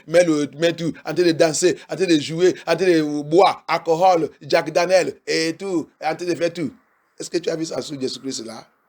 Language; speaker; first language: French; non-native, learner; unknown